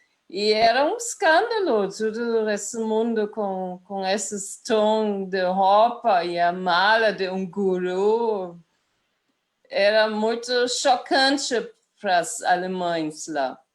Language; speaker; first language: Portuguese; non-native, fluent; German